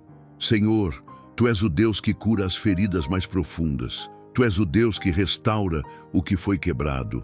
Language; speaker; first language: Portuguese; native; Portuguese